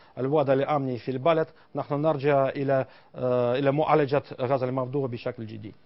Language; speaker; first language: Arabic; non-native, fluent; Russian